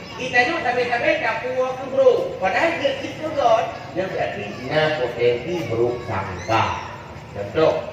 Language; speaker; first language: Malay; non-native, local second language; Achinese